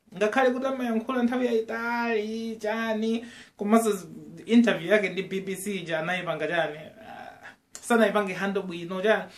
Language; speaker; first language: Nyanja; native; Nyanja